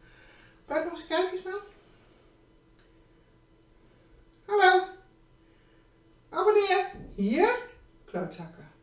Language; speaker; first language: Dutch; native; Dutch